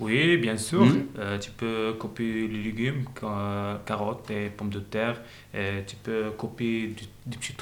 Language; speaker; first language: French; non-native, local second language; Arabic